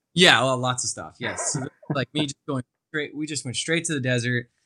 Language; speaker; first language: English; native; English